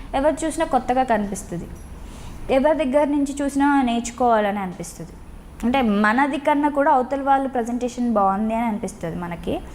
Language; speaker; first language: Telugu; native; Telugu